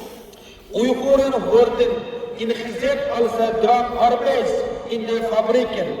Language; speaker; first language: Dutch; non-native, learner; Uyghur